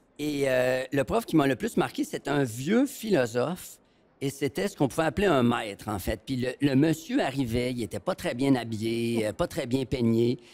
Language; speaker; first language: French; native; French